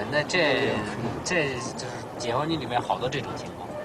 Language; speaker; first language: Chinese; native; Chinese